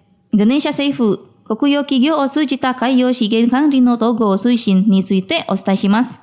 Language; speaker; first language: Japanese; non-native, fluent; Indonesian